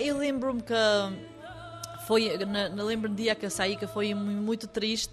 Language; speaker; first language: Portuguese; non-native, fluent; Albanian